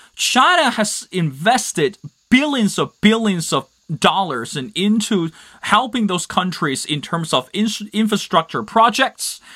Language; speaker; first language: English; non-native, fluent; Chinese